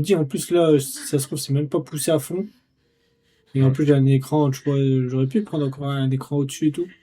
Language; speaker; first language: French; native; French